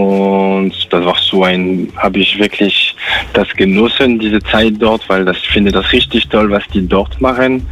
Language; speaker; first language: German; non-native, fluent; French